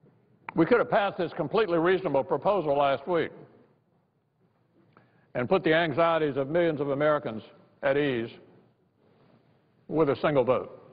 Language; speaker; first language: English; native; English